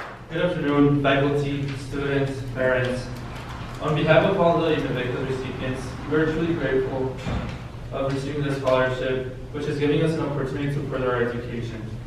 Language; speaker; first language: English; non-native, fluent; Spanish